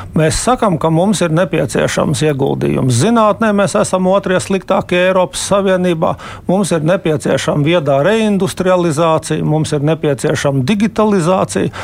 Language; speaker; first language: Latvian; native; Latvian